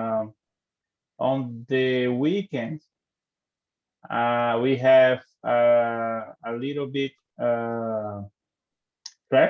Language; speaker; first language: English; non-native, learner; Portuguese